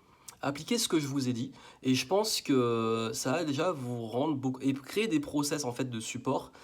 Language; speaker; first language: French; native; French